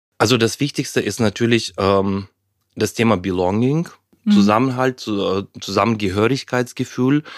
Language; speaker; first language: German; non-native, fluent; Ukrainian